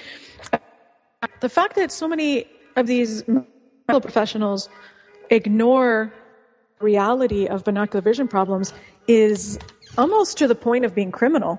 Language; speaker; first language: English; early bilingual, other home language; Russian